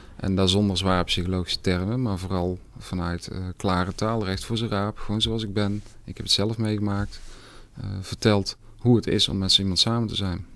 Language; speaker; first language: Dutch; native; Dutch